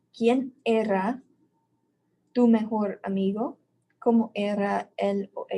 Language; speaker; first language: Spanish; non-native, fluent; English